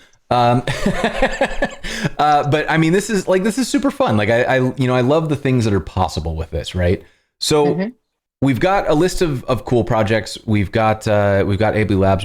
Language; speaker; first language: English; native; English